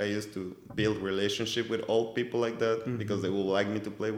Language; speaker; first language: English; non-native, fluent; Spanish